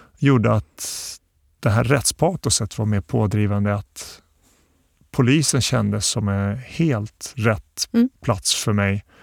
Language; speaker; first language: Swedish; early bilingual, other home language; Bosnian